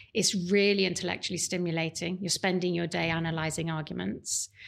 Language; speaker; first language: English; native; English